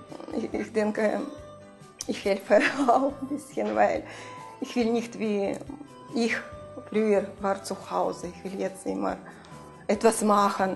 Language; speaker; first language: German; non-native, learner; Russian